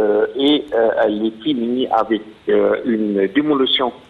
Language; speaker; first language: French; non-native, fluent; Arabic